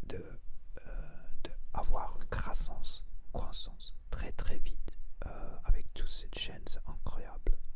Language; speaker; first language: French; non-native, learner; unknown